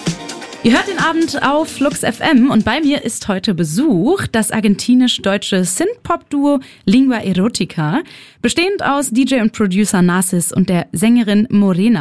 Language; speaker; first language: German; native; German